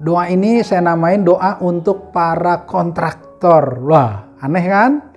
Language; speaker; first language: Indonesian; native; Indonesian